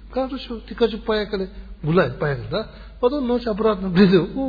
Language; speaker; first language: Russian; non-native, learner; Tibetan